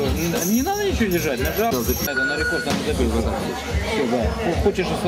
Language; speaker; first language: Russian; native; Russian